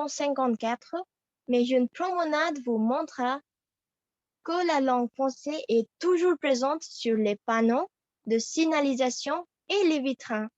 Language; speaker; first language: French; non-native, fluent; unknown